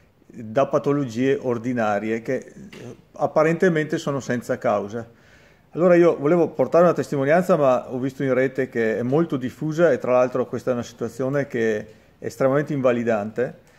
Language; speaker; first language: Italian; native; Italian